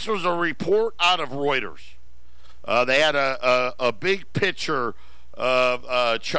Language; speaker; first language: English; native; English